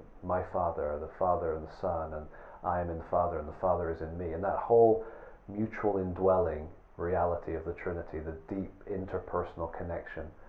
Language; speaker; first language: English; native; English